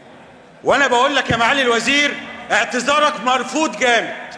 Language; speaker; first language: Arabic; native; Arabic